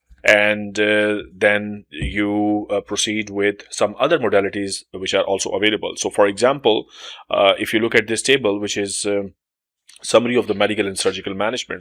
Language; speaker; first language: English; non-native, local second language; Urdu